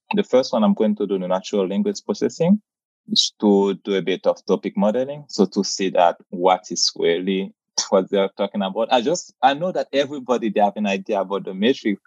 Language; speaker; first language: English; non-native, fluent; Haitian Creole